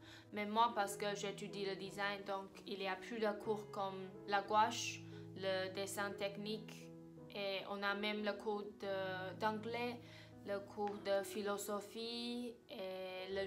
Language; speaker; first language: French; non-native, fluent; Chinese